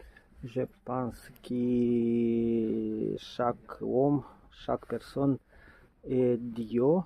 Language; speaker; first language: French; non-native, learner; Romanian